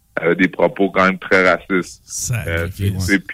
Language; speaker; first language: French; native; French